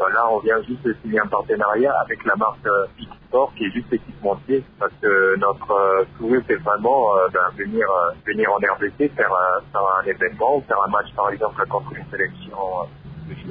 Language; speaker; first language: French; non-native, local second language; Lingala